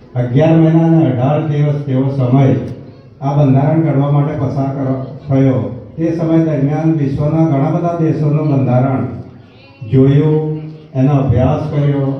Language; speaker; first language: Gujarati; native; Gujarati